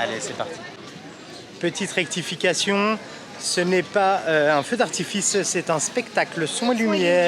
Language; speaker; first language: French; native; French